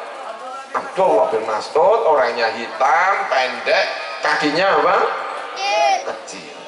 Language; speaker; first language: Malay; non-native, local second language; Javanese